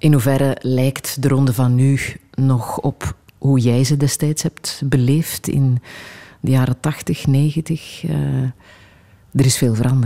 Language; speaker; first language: Dutch; native; Dutch